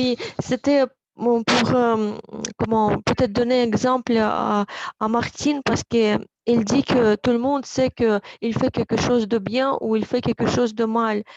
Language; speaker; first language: French; non-native, fluent; Russian